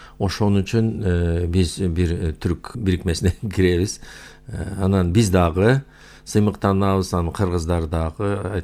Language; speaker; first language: Kyrgyz; non-native, local second language; Uyghur